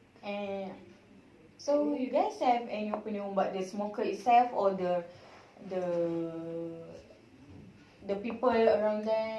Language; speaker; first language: English; non-native, learner; Malay